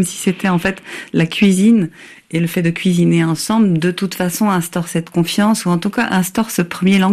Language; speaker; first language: French; native; French